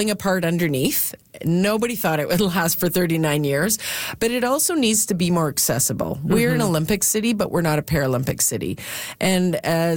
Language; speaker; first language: English; native; English